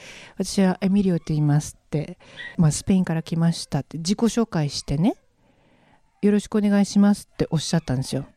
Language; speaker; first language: Japanese; native; Japanese